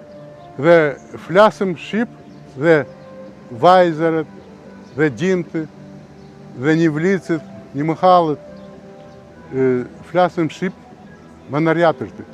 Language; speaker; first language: Albanian; early bilingual, heritage; Albanian